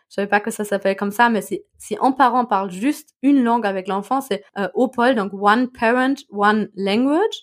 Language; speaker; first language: French; non-native, fluent; German